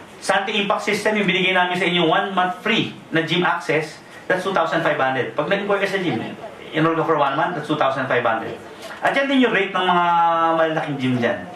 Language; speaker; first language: Filipino; native; Filipino